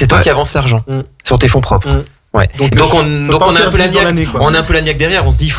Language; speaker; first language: French; native; French